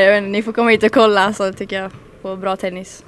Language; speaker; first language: Swedish; native; Swedish